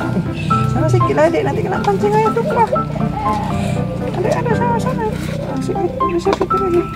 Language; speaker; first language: Malay; native; Malay